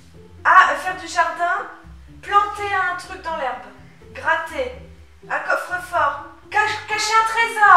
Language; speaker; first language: French; native; French